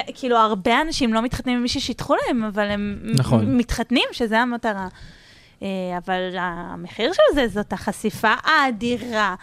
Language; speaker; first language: Hebrew; early bilingual, other home language; English